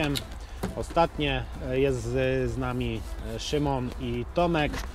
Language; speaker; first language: Polish; native; Polish